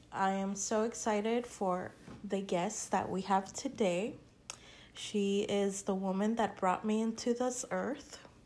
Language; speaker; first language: English; early bilingual, other home language; Spanish